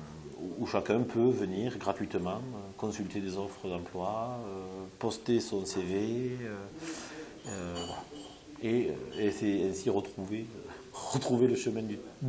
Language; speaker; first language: French; native; French